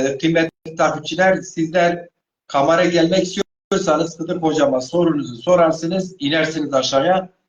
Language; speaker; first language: Turkish; non-native, local second language; Zaza